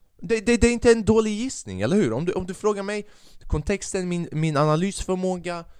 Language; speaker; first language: Swedish; early bilingual, other home language; Albanian